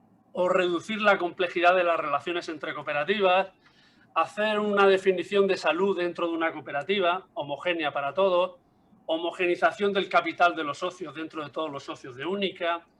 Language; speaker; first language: Spanish; native; Spanish